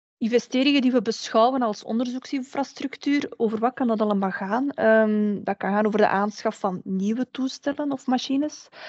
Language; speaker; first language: Dutch; native; Dutch